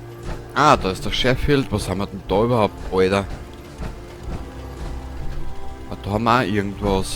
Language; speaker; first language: German; native; German